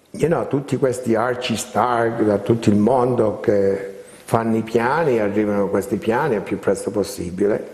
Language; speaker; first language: Italian; early bilingual, heritage; Italian